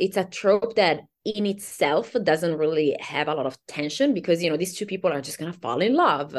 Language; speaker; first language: English; non-native, fluent; Italian